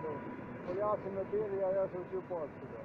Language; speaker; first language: Polish; non-native, learner; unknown